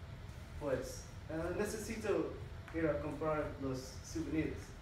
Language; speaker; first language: Spanish; non-native, learner; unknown